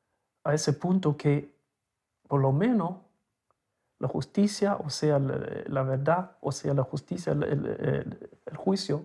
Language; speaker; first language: Spanish; non-native, local second language; German